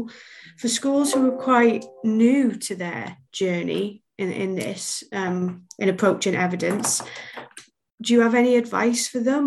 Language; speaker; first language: English; native; English